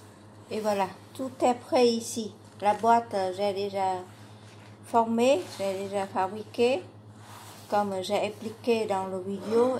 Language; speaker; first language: French; non-native, learner; Vietnamese